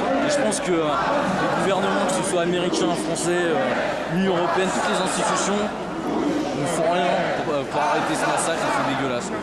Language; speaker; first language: French; native; French